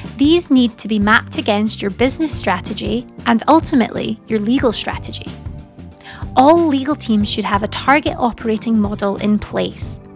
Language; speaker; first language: English; native; English